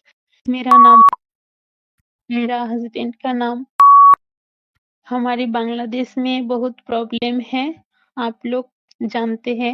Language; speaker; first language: Hindi; non-native, learner; Bangla